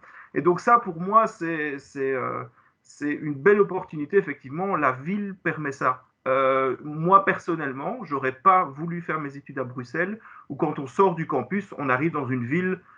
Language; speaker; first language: French; native; French